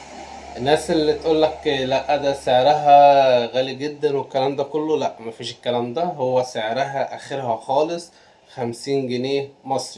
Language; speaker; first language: Arabic; native; Arabic